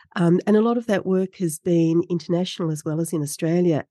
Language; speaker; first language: English; native; English